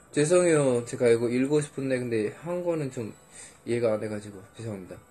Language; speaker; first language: Korean; non-native, fluent; Indonesian